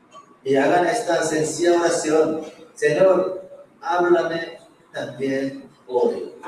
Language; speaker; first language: Spanish; non-native, fluent; Korean